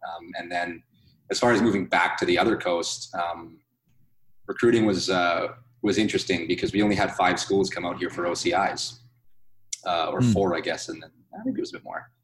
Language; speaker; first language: English; native; English